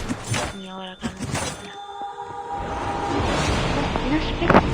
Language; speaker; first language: Greek; native; Greek